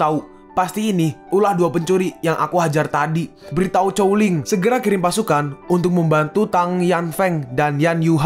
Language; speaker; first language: Indonesian; native; Indonesian